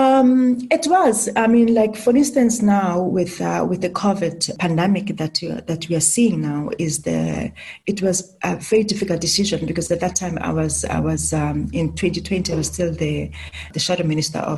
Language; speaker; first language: English; non-native, local second language; Southern Sotho